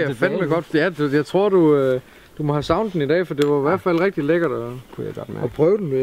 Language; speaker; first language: Danish; native; Danish